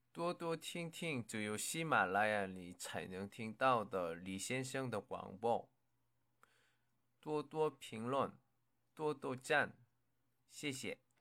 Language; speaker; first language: Chinese; non-native, learner; Korean